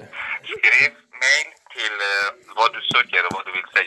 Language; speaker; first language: Swedish; non-native, learner; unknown